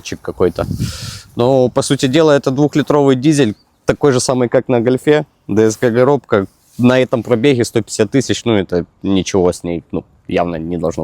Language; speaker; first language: Russian; native; Russian